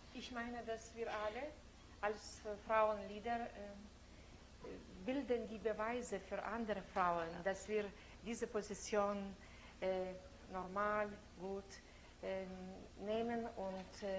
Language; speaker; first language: German; non-native, fluent; Lithuanian